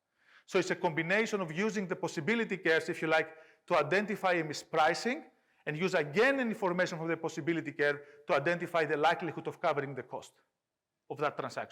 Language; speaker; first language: English; non-native, fluent; Greek